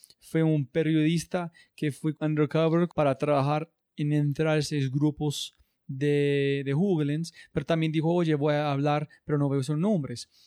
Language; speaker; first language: Spanish; non-native, learner; English